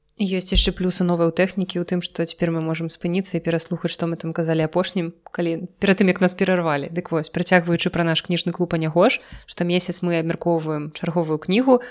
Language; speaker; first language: Belarusian; non-native, local second language; Russian